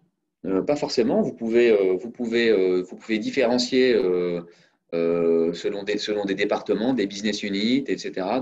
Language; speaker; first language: French; native; French